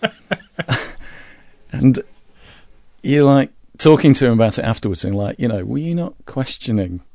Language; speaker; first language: English; native; English